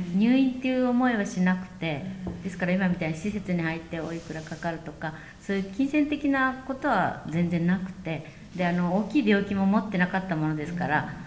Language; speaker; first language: Japanese; native; Japanese